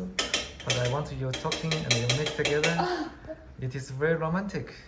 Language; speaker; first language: English; non-native, learner; Chinese